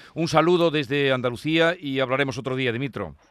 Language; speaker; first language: Spanish; native; Spanish